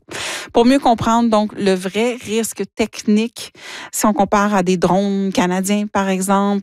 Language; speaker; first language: French; native; French